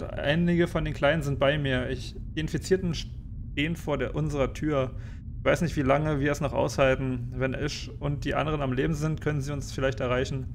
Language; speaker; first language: German; native; German